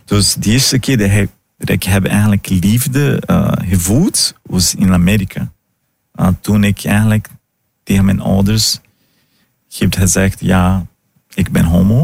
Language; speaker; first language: Dutch; non-native, fluent; Portuguese